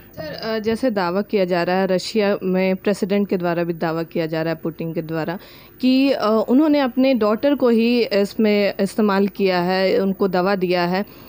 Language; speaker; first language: Hindi; native; Hindi